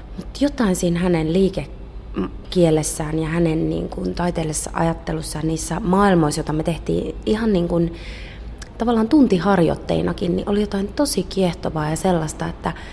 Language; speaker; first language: Finnish; native; Finnish